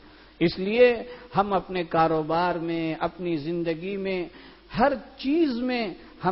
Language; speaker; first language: Urdu; native; Urdu